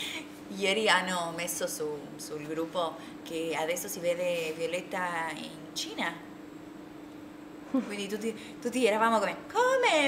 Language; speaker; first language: Italian; non-native, learner; Spanish